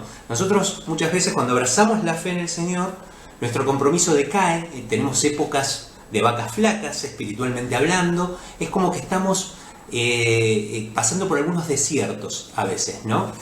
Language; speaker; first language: Spanish; native; Spanish